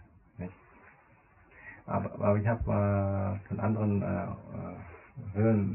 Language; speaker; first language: German; non-native, fluent; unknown